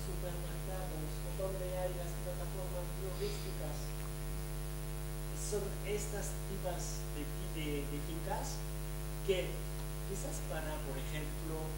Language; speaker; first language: Spanish; non-native, fluent; French